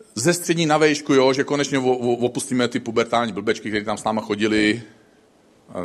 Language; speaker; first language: Czech; native; Czech